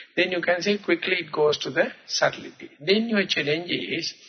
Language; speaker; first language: English; non-native, local second language; Sinhala